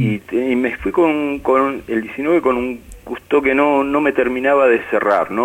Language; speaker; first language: Spanish; native; Spanish